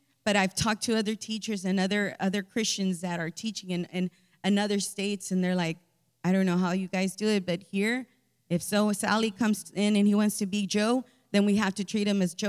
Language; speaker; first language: English; early bilingual, other home language; Spanish